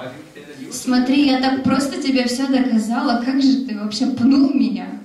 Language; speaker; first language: Russian; native; Russian